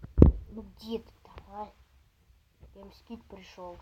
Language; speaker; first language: Russian; native; Russian